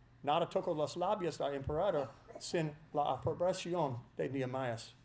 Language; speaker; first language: Spanish; non-native, learner; English